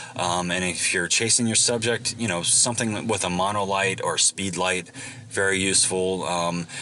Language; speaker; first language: English; native; English